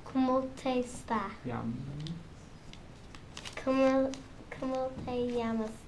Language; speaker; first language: Spanish; non-native, learner; English